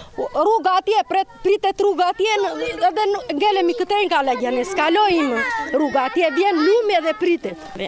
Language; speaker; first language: Albanian; non-native, local second language; Romany